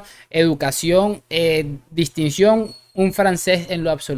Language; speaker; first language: Spanish; native; Spanish